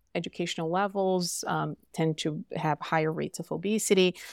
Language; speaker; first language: English; non-native, fluent; Portuguese